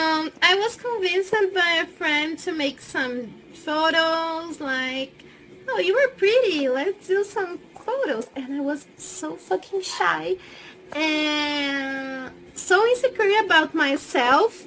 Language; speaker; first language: English; non-native, fluent; Portuguese